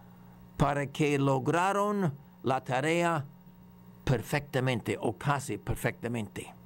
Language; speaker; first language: Spanish; non-native, fluent; English